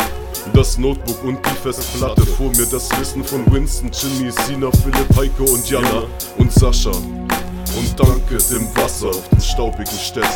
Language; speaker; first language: German; native; German